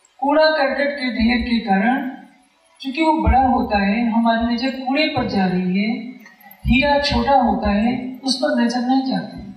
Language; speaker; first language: Hindi; native; Hindi